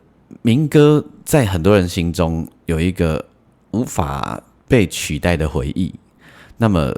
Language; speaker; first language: Chinese; native; Chinese